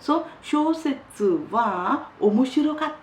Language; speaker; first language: Japanese; non-native, fluent; Hindi